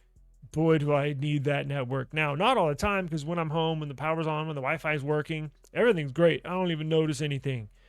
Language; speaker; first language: English; native; English